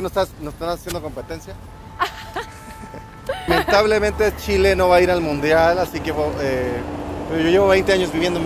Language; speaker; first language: Spanish; native; Spanish